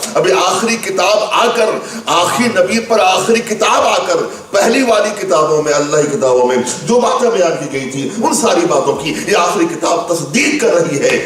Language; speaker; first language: Urdu; native; Urdu